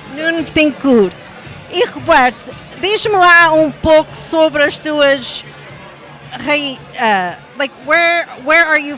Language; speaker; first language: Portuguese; early bilingual, heritage; Portuguese